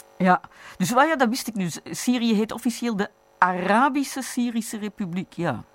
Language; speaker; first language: Dutch; native; Dutch